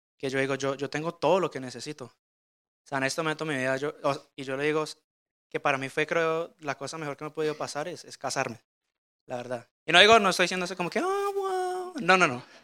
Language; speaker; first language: Spanish; early bilingual, heritage; Spanish